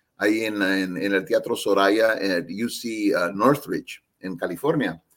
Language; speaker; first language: Spanish; early bilingual, heritage; Spanish